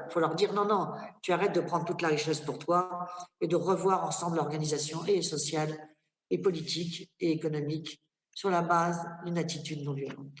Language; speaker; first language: French; native; French